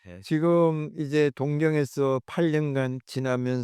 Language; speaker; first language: Korean; native; Korean